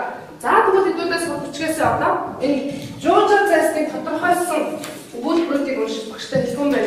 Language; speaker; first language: Mongolian; native; Mongolian